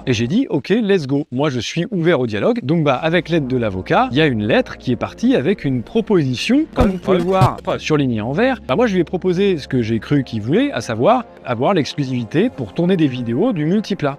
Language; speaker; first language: French; native; French